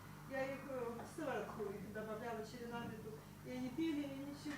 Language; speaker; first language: Russian; non-native, local second language; Lithuanian